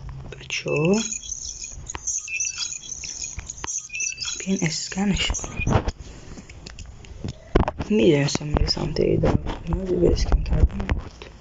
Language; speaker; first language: Persian; native; Persian